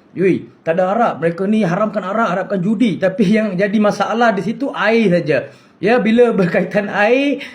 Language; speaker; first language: Malay; non-native, local second language; Tamil